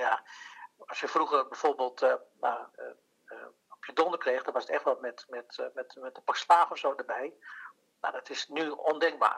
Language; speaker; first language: Dutch; early bilingual, other home language; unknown